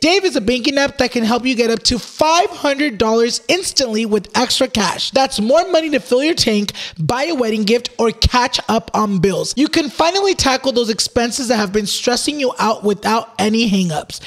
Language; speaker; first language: English; early bilingual, other home language; Spanish